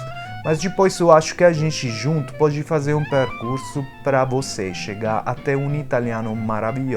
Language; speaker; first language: Portuguese; non-native, fluent; Italian